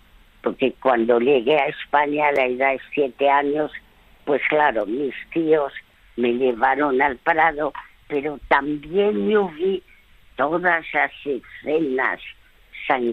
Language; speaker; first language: Spanish; early bilingual, other home language; French